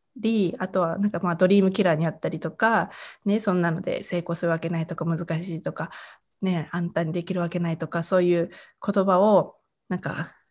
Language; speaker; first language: Japanese; native; Japanese